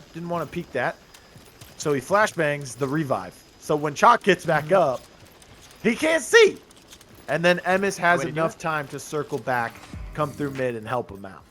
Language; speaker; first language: English; native; English